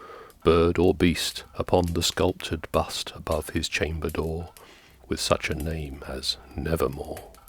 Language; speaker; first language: English; native; English